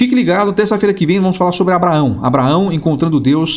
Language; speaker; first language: Portuguese; native; Portuguese